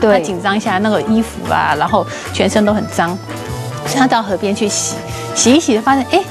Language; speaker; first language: Chinese; native; Chinese